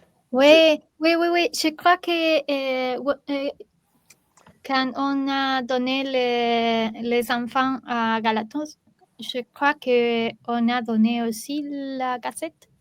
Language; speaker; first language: French; non-native, learner; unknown